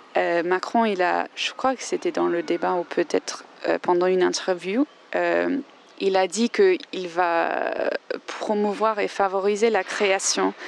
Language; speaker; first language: French; non-native, fluent; English